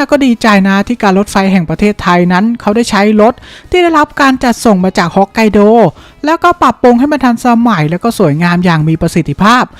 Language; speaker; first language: Thai; native; Thai